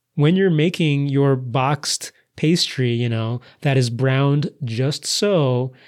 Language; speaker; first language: English; native; English